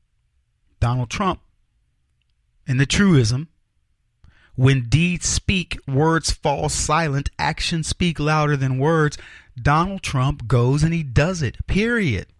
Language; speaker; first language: English; native; English